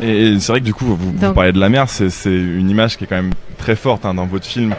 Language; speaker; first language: French; native; French